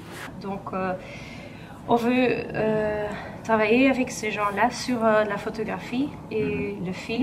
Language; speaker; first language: French; non-native, fluent; Dutch